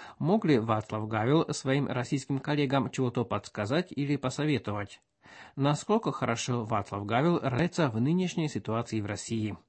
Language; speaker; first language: Russian; non-native, fluent; Czech